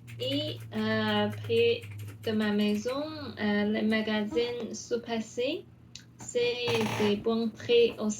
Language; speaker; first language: French; non-native, learner; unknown